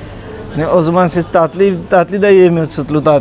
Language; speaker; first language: Turkish; non-native, fluent; Urdu